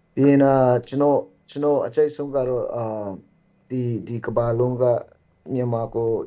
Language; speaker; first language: Burmese; early bilingual, other home language; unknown